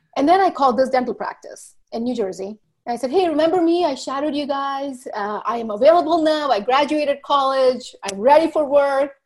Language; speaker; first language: English; early bilingual, other home language; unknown